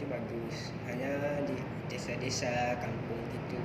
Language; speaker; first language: Indonesian; non-native, learner; Malay